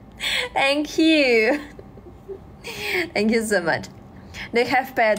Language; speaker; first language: English; non-native, learner; Russian